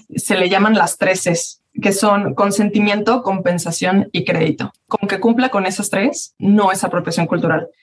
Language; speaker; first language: Spanish; native; Spanish